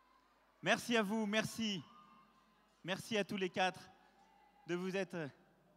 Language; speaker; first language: French; native; French